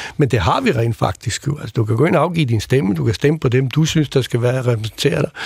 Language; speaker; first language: Danish; early bilingual, other home language; Croatian